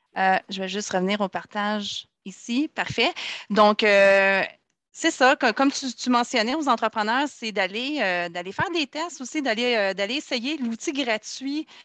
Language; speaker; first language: French; native; French